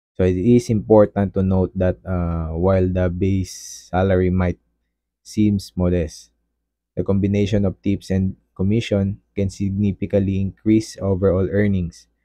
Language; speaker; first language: English; non-native, local second language; Filipino